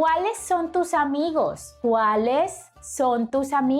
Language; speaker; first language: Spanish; non-native, fluent; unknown